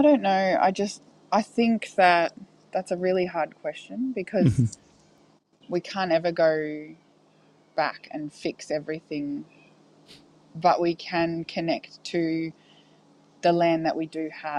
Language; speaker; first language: English; native; English